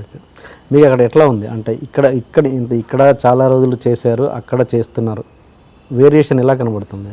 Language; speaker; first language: Telugu; native; Telugu